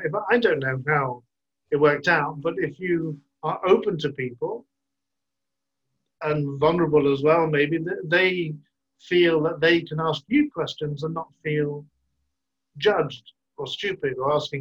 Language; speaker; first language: English; native; English